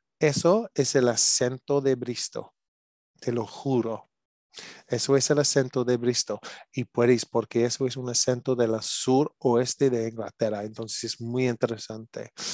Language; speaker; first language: Spanish; non-native, learner; English